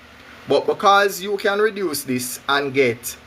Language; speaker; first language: English; native; English